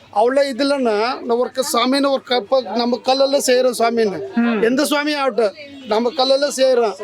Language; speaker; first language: Tamil; non-native, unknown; Hindi